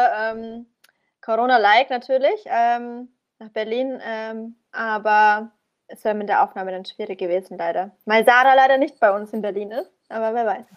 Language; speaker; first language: German; early bilingual, other home language; Persian